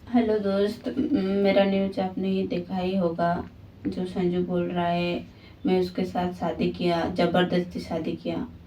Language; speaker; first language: Hindi; non-native, local second language; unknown